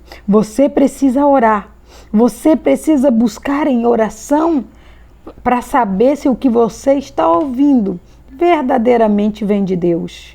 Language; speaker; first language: Portuguese; native; Portuguese